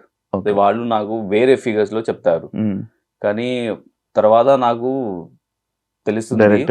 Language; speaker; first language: Telugu; non-native, learner; Hindi